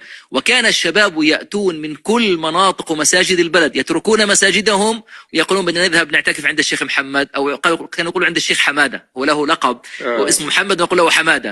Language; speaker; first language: Arabic; native; Arabic